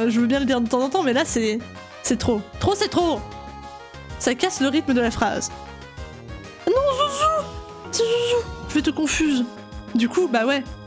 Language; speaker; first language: French; native; French